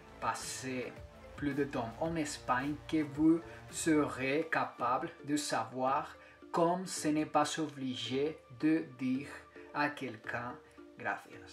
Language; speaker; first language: French; non-native, fluent; Spanish